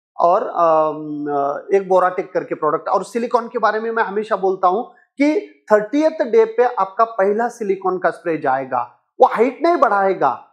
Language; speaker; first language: Hindi; non-native, local second language; Marathi